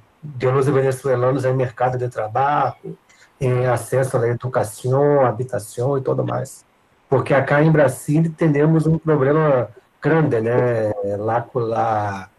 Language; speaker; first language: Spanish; non-native, learner; Portuguese